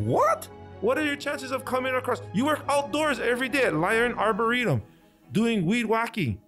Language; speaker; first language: English; native; English